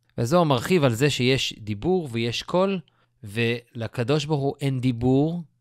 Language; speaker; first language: Hebrew; native; Hebrew